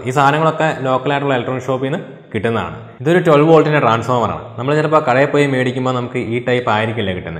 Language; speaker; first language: Malayalam; native; Malayalam